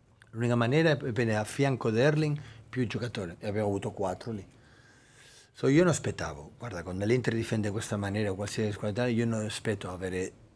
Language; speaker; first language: Italian; non-native, fluent; Catalan